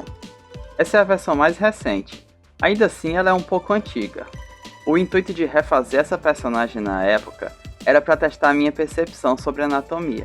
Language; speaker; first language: Portuguese; native; Portuguese